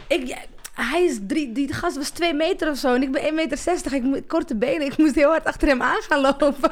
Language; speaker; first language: Dutch; early bilingual, other home language; Arabic